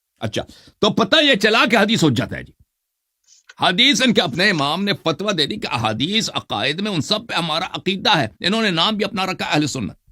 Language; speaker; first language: Urdu; non-native, fluent; Persian